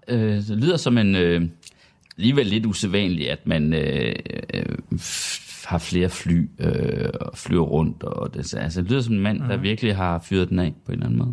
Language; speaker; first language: Danish; native; Danish